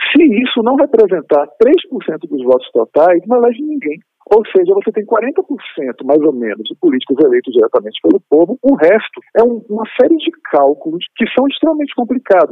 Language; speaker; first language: Portuguese; native; Portuguese